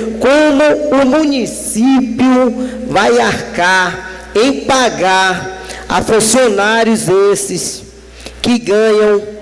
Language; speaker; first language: Portuguese; native; Portuguese